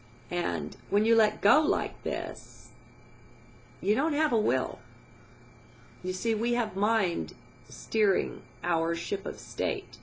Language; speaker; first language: English; native; English